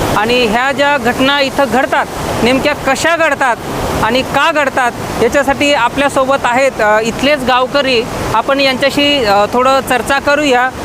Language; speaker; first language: Marathi; non-native, local second language; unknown